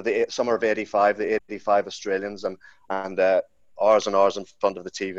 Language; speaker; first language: English; native; English